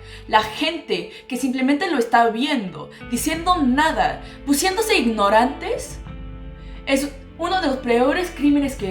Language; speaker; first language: Spanish; non-native, local second language; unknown